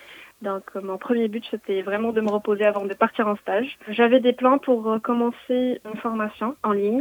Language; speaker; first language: French; non-native, local second language; Arabic